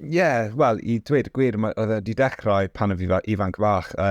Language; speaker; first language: Welsh; non-native, local second language; English